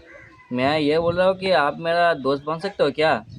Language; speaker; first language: Hindi; non-native, local second language; Bangla